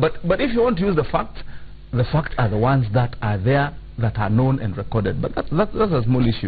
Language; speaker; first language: English; non-native, local second language; Kikuyu